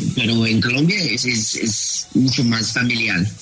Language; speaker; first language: Spanish; non-native, learner; English